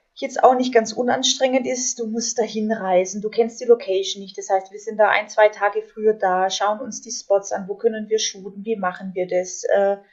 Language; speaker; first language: German; native; German